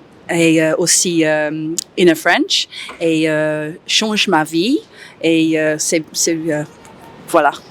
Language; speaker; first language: French; non-native, learner; English